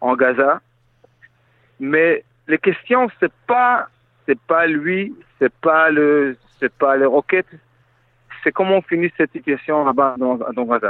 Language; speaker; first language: French; non-native, fluent; Hebrew